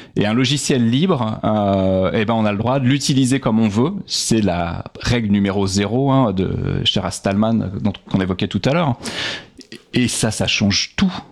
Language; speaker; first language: French; native; French